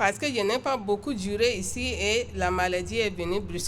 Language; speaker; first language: French; non-native, local second language; Sango